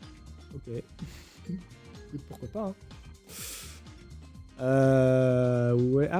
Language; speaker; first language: French; native; French